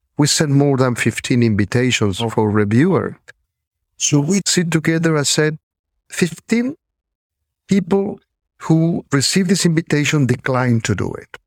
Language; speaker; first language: English; non-native, fluent; Spanish